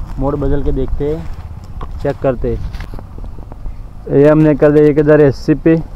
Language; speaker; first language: Hindi; non-native, local second language; Gujarati